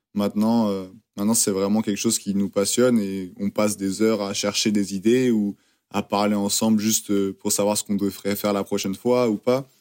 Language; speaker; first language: French; native; French